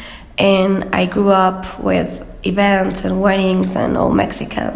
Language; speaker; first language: English; non-native, fluent; Spanish